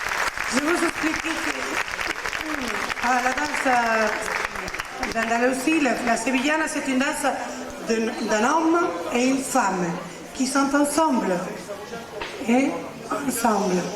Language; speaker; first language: French; non-native, learner; Spanish